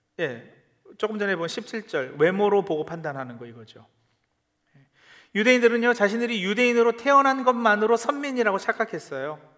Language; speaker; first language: Korean; early bilingual, heritage; Korean